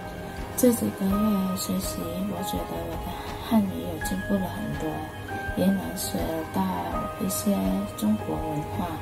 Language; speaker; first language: Chinese; non-native, learner; Indonesian